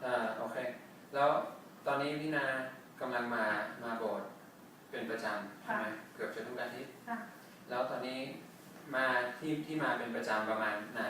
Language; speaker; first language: Thai; non-native, fluent; English